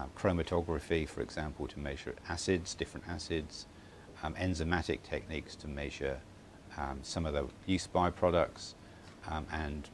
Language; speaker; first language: English; native; English